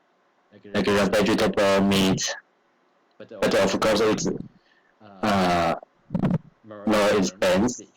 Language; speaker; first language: English; non-native, learner; Chinese